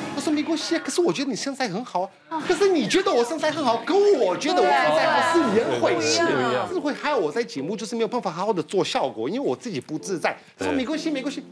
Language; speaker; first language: Chinese; non-native, fluent; Portuguese